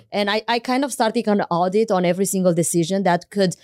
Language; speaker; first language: English; non-native, fluent; Romanian